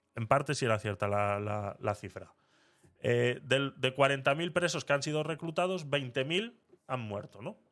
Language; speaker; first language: Spanish; native; Spanish